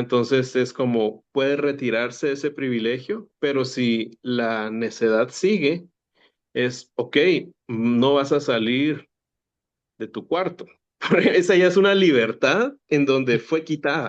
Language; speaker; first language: Spanish; native; Spanish